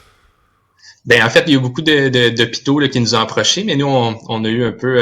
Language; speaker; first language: French; native; French